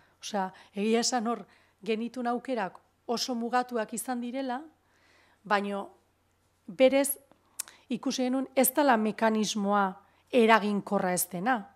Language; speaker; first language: Basque; native; Basque